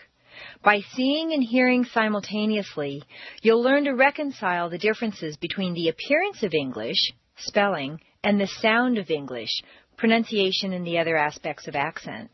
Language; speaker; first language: English; native; English